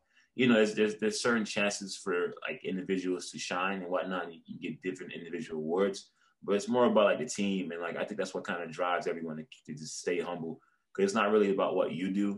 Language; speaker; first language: English; native; English